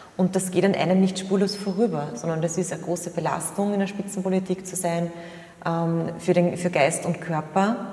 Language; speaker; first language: German; native; German